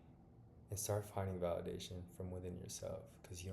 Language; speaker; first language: English; native; English